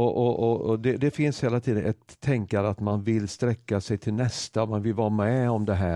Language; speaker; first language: Swedish; native; Swedish